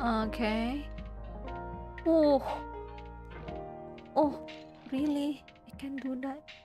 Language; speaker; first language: English; non-native, fluent; Indonesian